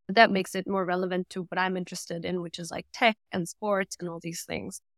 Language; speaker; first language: English; non-native, fluent; German